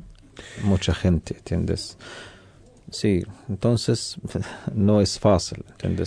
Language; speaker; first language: Spanish; non-native, local second language; Arabic